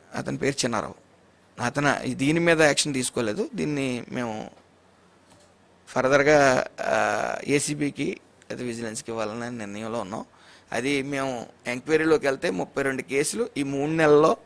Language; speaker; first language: Telugu; native; Telugu